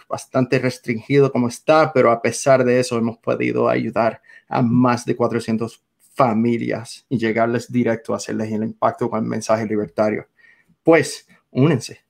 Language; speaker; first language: Spanish; non-native, fluent; English